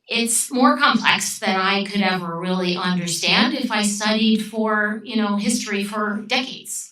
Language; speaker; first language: English; early bilingual, other home language; Romanian